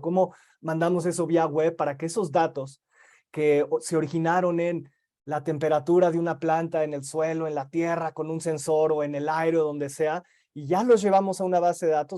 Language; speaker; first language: Spanish; native; Spanish